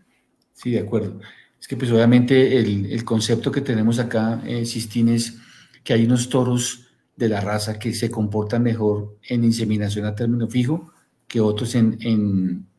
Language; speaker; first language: Spanish; native; Spanish